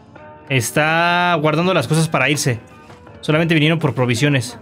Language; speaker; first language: Spanish; native; Spanish